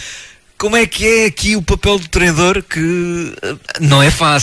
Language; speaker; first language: Portuguese; native; Portuguese